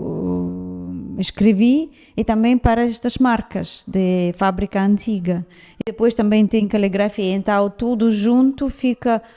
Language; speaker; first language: Portuguese; non-native, fluent; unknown